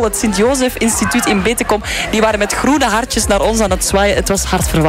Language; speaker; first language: Dutch; native; Dutch